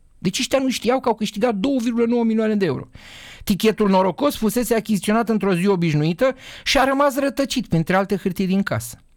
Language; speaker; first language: Romanian; native; Romanian